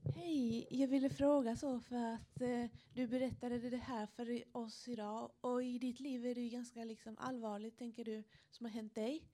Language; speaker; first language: Swedish; non-native, fluent; Spanish